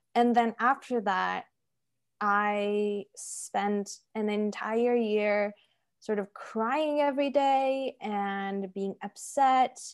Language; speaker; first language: English; non-native, fluent; Turkish